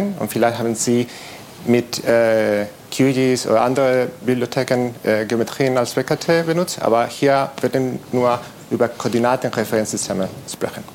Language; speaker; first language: German; non-native, fluent; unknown